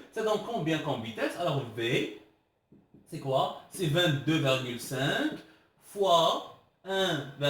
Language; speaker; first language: French; non-native, local second language; Arabic